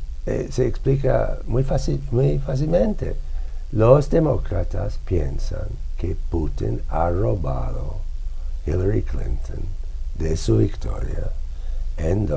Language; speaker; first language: Spanish; non-native, fluent; English